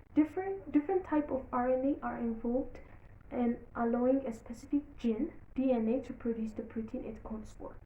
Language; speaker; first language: English; non-native, local second language; Amharic